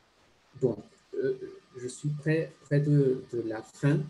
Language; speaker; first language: French; non-native, fluent; Spanish